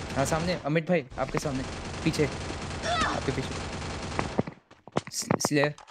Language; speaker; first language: Hindi; non-native, local second language; Bangla